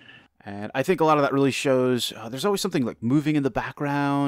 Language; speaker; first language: English; native; English